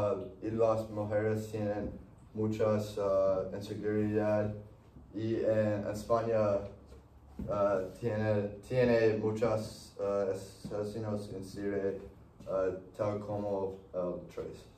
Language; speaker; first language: Spanish; non-native, learner; English